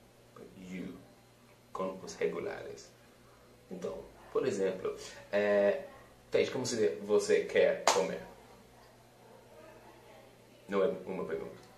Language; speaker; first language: Portuguese; non-native, fluent; English